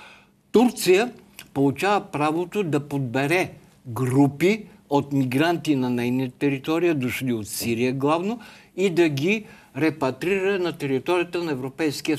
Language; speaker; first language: Bulgarian; native; Bulgarian